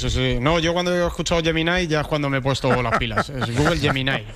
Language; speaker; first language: Spanish; native; Spanish